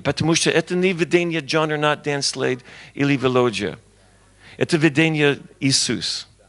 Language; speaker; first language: Russian; non-native, learner; English